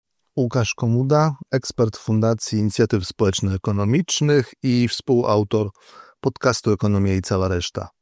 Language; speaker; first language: Polish; native; Polish